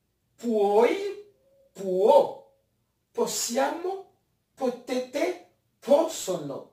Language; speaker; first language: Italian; non-native, fluent; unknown